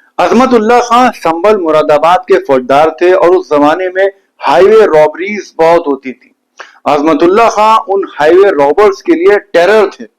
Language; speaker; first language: Urdu; native; Urdu